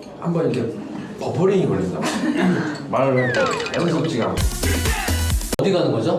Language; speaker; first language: Korean; native; Korean